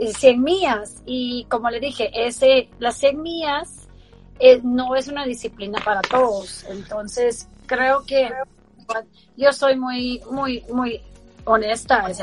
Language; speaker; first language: Spanish; early bilingual, heritage; Spanish